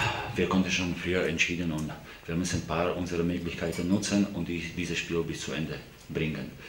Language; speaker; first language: German; non-native, fluent; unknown